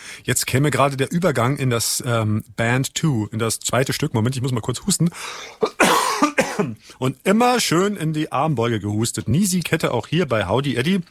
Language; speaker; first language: German; native; German